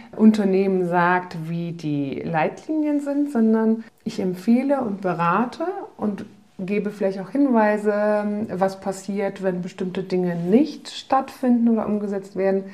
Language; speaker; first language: German; early bilingual, other home language; Polish